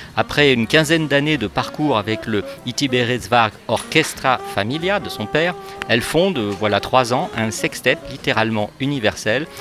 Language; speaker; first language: French; native; French